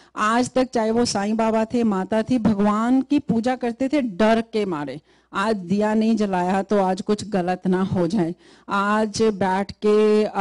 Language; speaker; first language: Hindi; native; Hindi